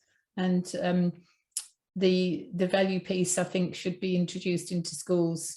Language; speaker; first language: English; native; English